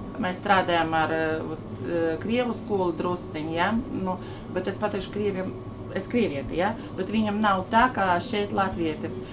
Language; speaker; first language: Latvian; non-native, local second language; Russian